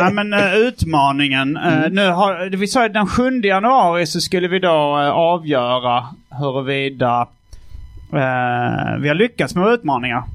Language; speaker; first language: Swedish; native; Swedish